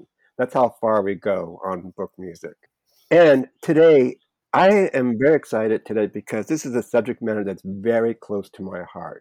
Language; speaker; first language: English; native; English